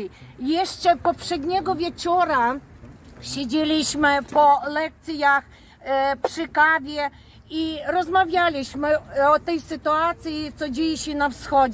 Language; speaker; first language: Polish; non-native, fluent; Ukrainian